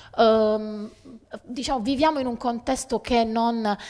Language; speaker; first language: Italian; native; Italian